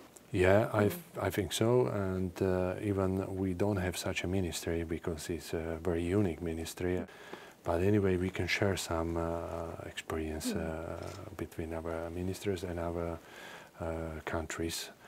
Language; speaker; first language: English; non-native, fluent; Slovak